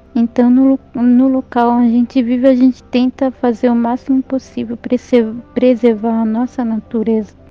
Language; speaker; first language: Portuguese; non-native, local second language; Guarani